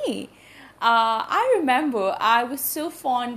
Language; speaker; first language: English; non-native, local second language; Hindi